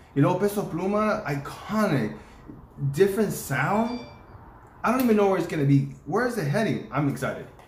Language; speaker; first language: English; early bilingual, other home language; Spanish